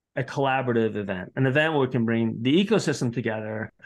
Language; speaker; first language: English; early bilingual, other home language; Italian